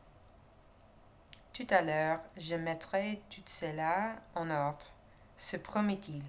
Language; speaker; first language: French; non-native, learner; English